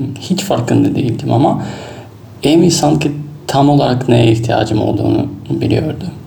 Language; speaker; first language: Turkish; non-native, fluent; Russian